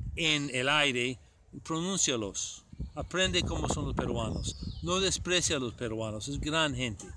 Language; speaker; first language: Spanish; non-native, fluent; English